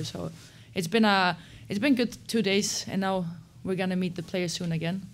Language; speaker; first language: English; non-native, fluent; Swedish